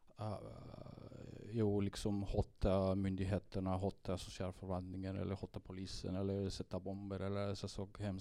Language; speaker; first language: Swedish; non-native, fluent; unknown